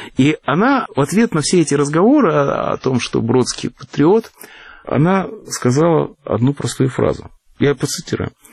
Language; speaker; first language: Russian; native; Russian